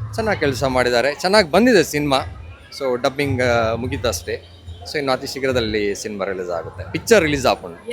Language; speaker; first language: Kannada; non-native, local second language; Tulu